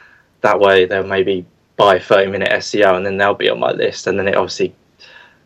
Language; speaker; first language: English; native; English